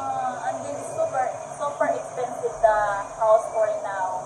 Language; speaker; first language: English; non-native, learner; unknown